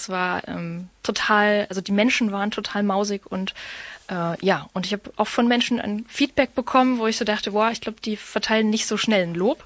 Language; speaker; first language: German; native; German